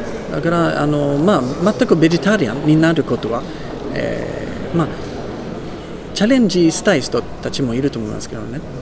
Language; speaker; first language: Japanese; non-native, fluent; Swedish